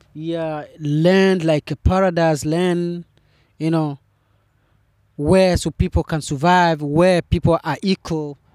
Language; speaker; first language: English; non-native, fluent; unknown